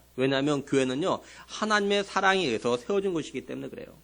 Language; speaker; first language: Korean; native; Korean